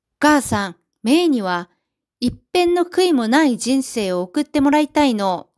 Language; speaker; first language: Japanese; non-native, fluent; Korean